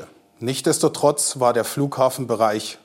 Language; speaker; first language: German; native; German